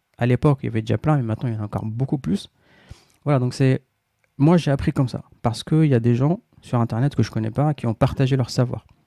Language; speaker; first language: French; non-native, local second language; Arabic